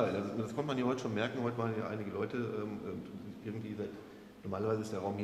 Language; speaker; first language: German; native; German